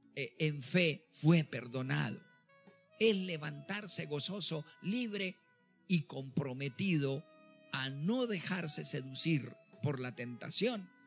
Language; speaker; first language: Spanish; native; Spanish